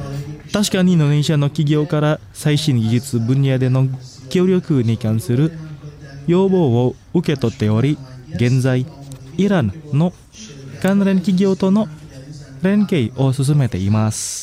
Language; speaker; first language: Japanese; non-native, fluent; Indonesian